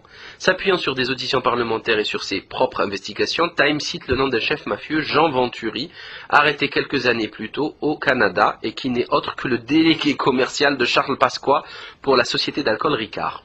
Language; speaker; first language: French; native; French